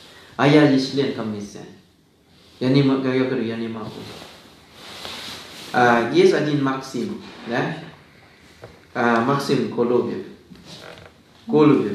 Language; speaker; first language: Russian; non-native, fluent; Thai